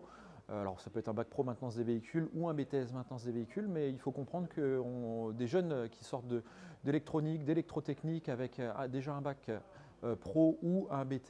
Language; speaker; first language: French; native; French